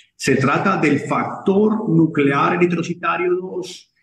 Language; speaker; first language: Spanish; native; Spanish